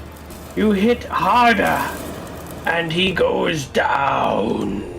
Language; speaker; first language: English; native; English